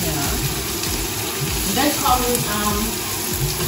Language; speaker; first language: German; non-native, learner; Malay